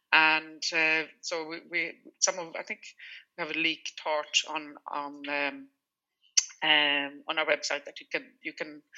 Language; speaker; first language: English; non-native, fluent; Swedish